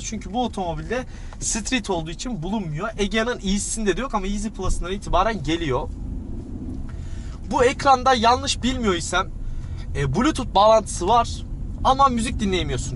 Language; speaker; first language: Turkish; native; Turkish